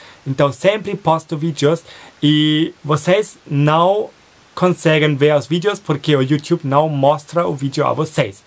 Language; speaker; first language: Portuguese; non-native, fluent; German